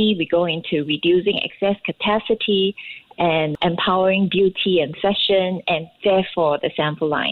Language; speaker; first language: English; non-native, local second language; Cantonese